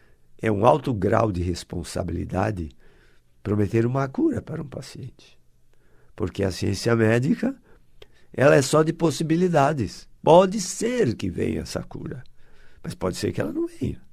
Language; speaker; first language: Portuguese; native; Portuguese